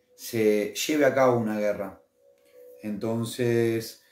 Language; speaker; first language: Spanish; native; Spanish